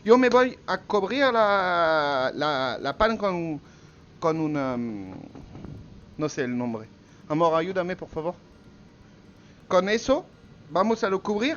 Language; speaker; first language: Spanish; non-native, learner; French